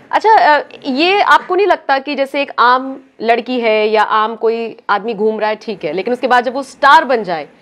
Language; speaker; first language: Hindi; native; Hindi